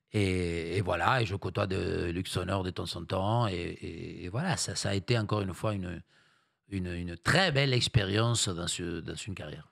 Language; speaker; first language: French; non-native, fluent; Spanish